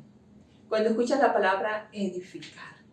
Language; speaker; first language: Spanish; native; Spanish